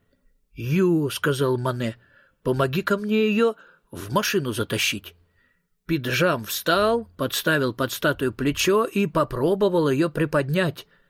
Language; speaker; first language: Russian; native; Russian